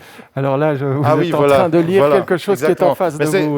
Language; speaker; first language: French; native; French